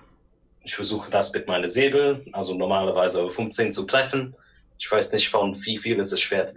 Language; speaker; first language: German; non-native, learner; English